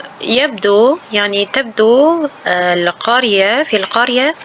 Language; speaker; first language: Arabic; non-native, fluent; Uzbek